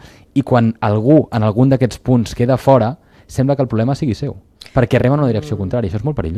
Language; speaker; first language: Catalan; native; Catalan